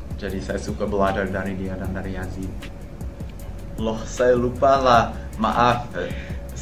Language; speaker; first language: Indonesian; non-native, fluent; English